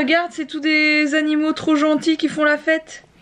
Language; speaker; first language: French; native; French